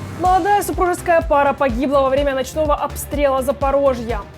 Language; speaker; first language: Russian; native; Russian